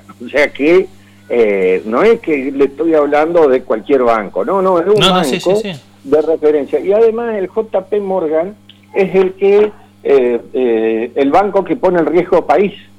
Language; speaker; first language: Spanish; native; Spanish